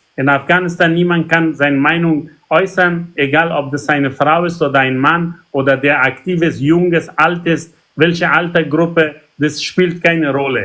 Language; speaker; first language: German; non-native, learner; Persian